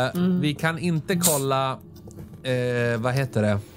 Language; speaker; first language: Swedish; native; Swedish